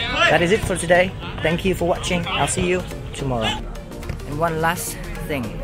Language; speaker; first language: English; non-native, fluent; Vietnamese